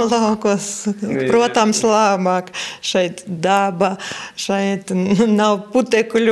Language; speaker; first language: Latvian; non-native, local second language; Russian